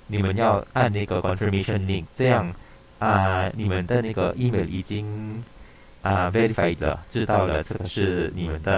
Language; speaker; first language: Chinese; non-native, local second language; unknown